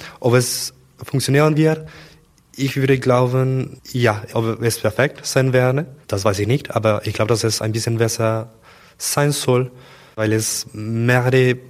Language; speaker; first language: German; non-native, learner; Spanish